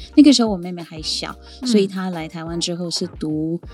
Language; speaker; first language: Chinese; non-native, fluent; Sindhi